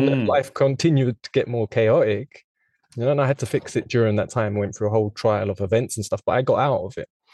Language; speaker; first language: English; native; English